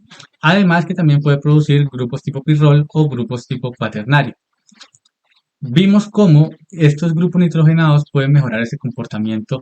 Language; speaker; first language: Spanish; native; Spanish